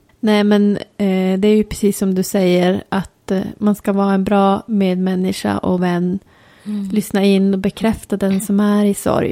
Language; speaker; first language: Swedish; native; Swedish